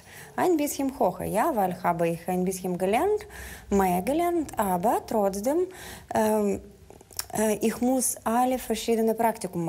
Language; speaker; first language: German; non-native, learner; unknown